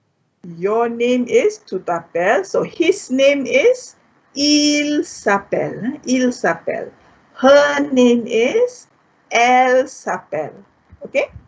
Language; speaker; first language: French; non-native, fluent; Malay